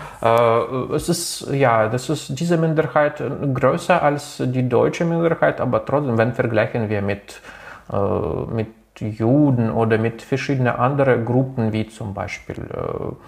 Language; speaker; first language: German; non-native, local second language; Russian